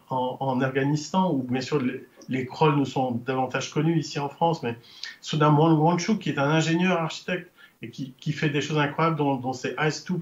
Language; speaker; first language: French; native; French